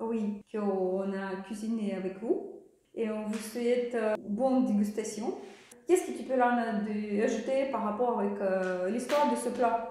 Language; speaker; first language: French; non-native, learner; Russian